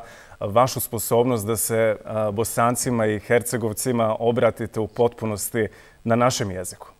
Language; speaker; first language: Serbian; native; Serbian